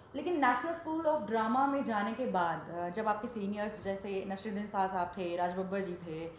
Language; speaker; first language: Hindi; native; Hindi